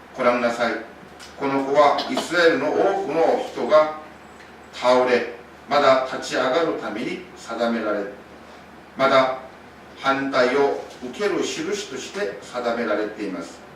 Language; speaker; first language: Japanese; non-native, fluent; Korean